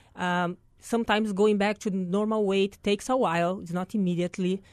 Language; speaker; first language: English; non-native, fluent; Portuguese